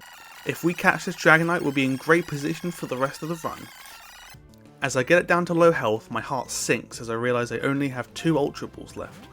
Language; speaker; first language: English; native; English